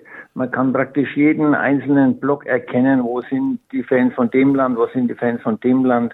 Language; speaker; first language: German; native; German